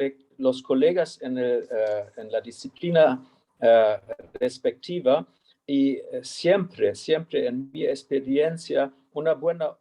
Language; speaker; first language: Spanish; non-native, fluent; German